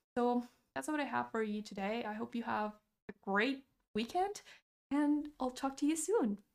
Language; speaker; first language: English; non-native, fluent; Portuguese